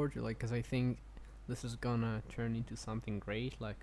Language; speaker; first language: English; non-native, fluent; Hebrew